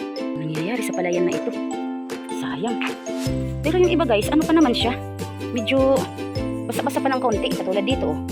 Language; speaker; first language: Filipino; non-native, local second language; Waray